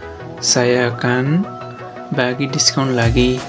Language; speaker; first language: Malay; non-native, learner; Nepali